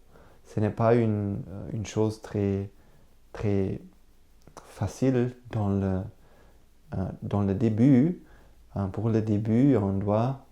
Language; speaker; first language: French; non-native, learner; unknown